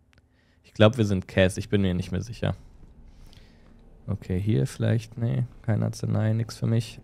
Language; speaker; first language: German; native; German